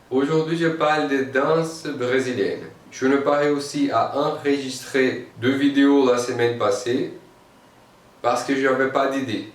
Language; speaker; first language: French; non-native, fluent; Portuguese